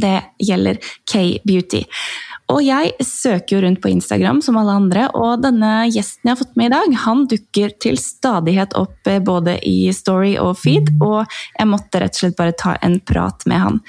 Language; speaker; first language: Norwegian; native; Norwegian